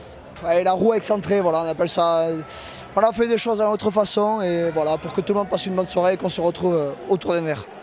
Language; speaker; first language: French; native; French